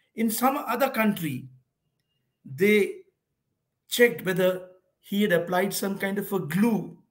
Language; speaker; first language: English; non-native, local second language; Hindi